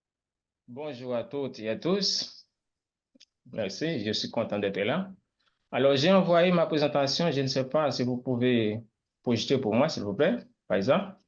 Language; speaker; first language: French; non-native, local second language; Haitian Creole